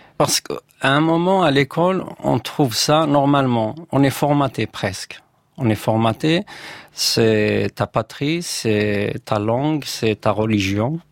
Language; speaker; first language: French; non-native, local second language; Kabyle